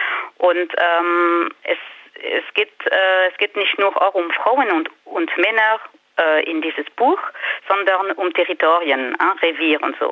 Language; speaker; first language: German; non-native, fluent; French